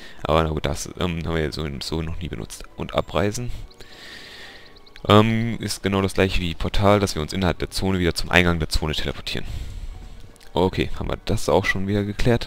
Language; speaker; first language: German; native; German